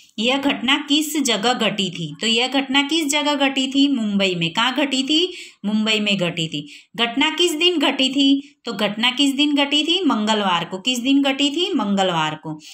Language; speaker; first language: Hindi; non-native, local second language; Gujarati